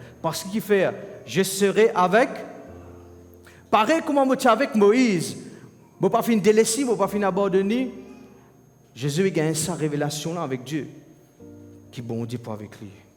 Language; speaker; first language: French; non-native, local second language; Morisyen